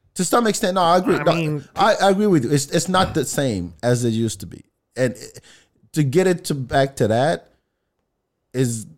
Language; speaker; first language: English; non-native, fluent; French